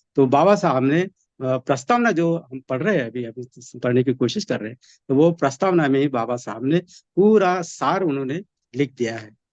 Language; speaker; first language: Hindi; non-native, local second language; Marathi